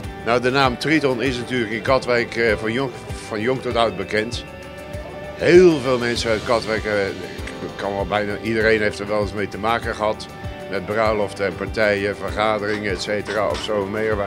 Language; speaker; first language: Dutch; native; Dutch